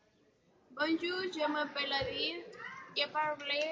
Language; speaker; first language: French; non-native, learner; Spanish